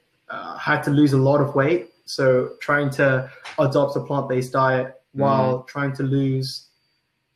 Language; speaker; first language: English; non-native, local second language; Cantonese